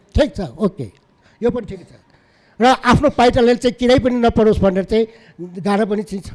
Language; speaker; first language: Nepali; non-native, local second language; Newari